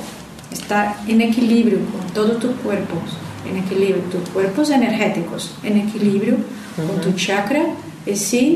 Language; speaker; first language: Spanish; non-native, learner; Portuguese